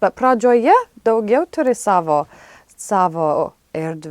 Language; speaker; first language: Lithuanian; non-native, fluent; English